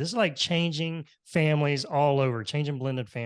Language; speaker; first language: English; native; English